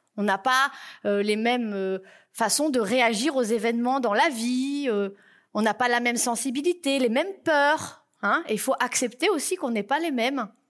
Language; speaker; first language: French; native; French